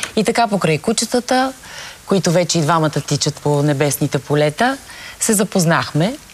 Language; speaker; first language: Bulgarian; native; Bulgarian